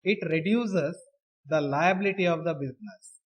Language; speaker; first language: English; non-native, local second language; Kannada